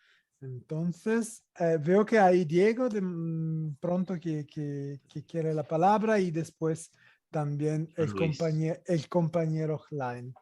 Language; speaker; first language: Spanish; non-native, fluent; Italian